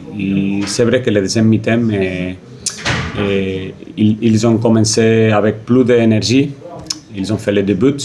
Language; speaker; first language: French; non-native, fluent; Spanish